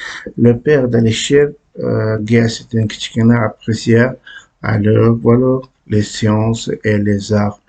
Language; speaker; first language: French; non-native, learner; Uzbek